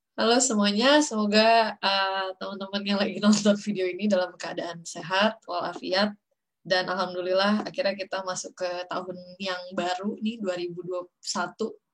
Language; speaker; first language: Indonesian; native; Indonesian